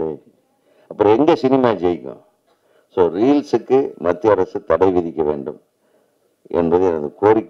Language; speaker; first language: Tamil; native; Tamil